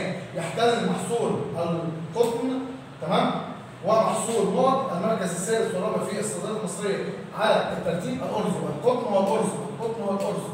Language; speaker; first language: Arabic; native; Arabic